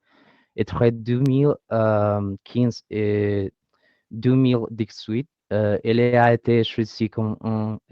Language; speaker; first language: French; non-native, learner; Spanish